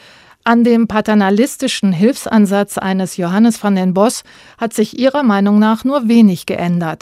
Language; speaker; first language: German; native; German